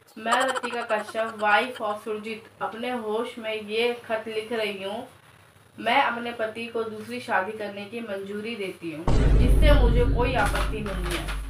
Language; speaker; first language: Hindi; native; Hindi